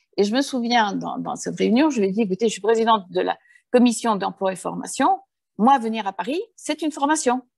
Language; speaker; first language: French; early bilingual, heritage; Spanish